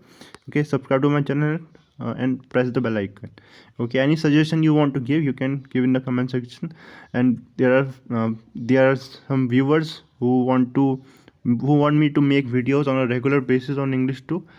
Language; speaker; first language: English; non-native, local second language; Hindi